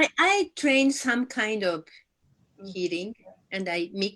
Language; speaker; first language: English; non-native, learner; Japanese